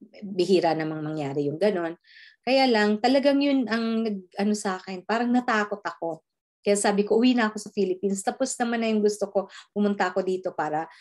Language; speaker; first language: Filipino; non-native, local second language; Bikol